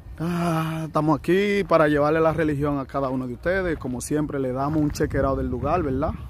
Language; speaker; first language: Spanish; native; Spanish